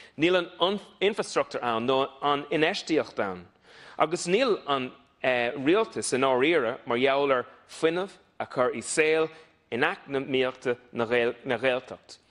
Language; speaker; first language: Irish; non-native, local second language; English